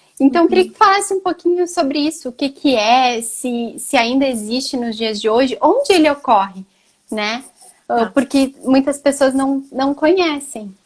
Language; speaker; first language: Portuguese; native; Portuguese